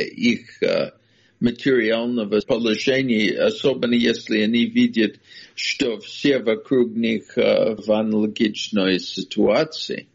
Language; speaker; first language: Russian; non-native, fluent; English